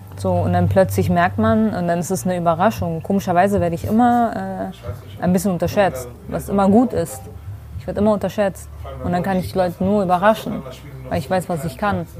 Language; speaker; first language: German; early bilingual, other home language; Kurdish